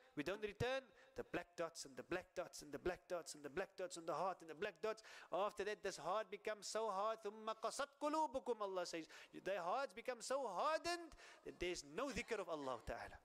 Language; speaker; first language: English; native; English